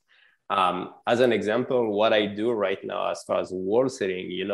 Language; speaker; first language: English; non-native, fluent; French